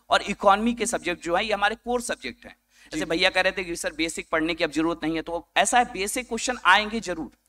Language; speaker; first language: Hindi; native; Hindi